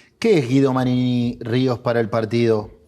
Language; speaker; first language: Spanish; native; Spanish